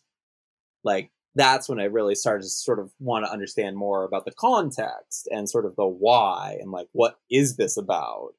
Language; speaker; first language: English; native; English